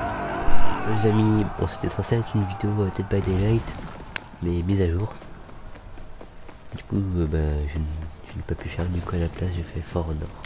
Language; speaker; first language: French; native; French